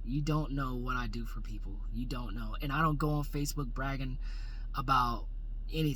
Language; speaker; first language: English; native; English